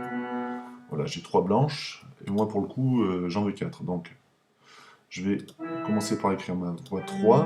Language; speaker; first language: French; native; French